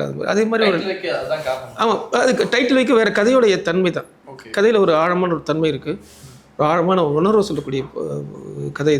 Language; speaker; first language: Tamil; native; Tamil